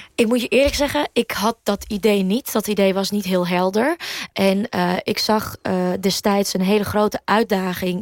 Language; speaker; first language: Dutch; early bilingual, other home language; Russian